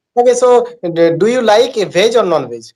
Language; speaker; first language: English; non-native, learner; Bangla